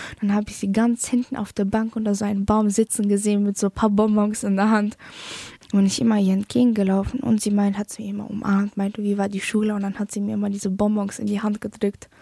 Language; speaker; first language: German; early bilingual, other home language; Polish